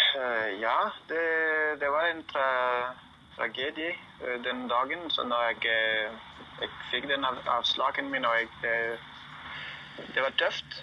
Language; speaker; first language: Norwegian; non-native, learner; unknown